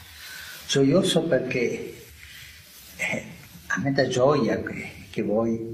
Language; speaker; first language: Italian; non-native, fluent; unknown